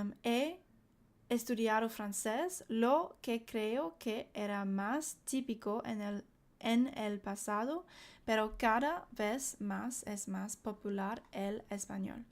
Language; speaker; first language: Spanish; non-native, learner; English